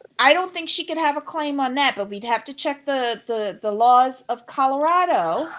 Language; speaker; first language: English; native; English